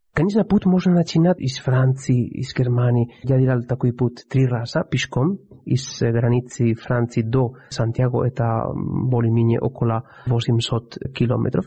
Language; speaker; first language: Russian; non-native, fluent; Spanish